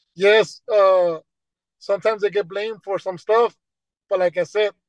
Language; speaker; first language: English; native; English